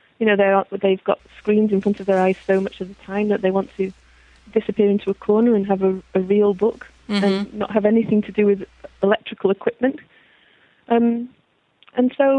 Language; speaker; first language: English; native; English